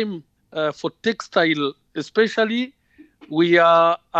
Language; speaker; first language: English; non-native, local second language; Kinyarwanda